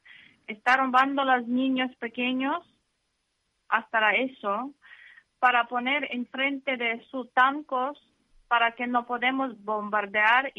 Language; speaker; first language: Spanish; non-native, learner; Ukrainian